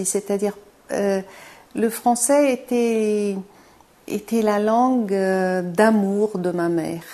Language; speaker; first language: French; non-native, fluent; Portuguese